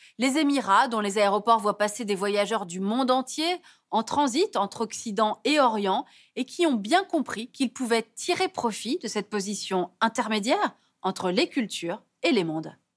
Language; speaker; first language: French; native; French